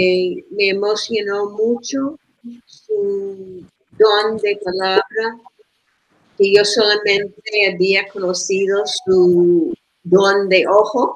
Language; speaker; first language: Spanish; non-native, fluent; English